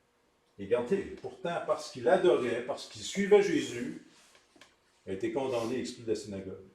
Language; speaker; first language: French; native; French